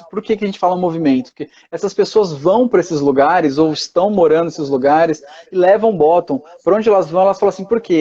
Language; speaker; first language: Portuguese; native; Portuguese